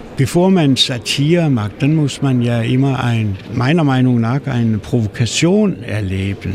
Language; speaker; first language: German; non-native, fluent; Danish